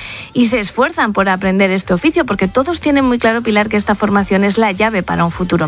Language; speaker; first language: Spanish; native; Spanish